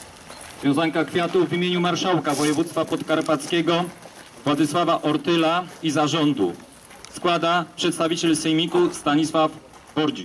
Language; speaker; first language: Polish; native; Polish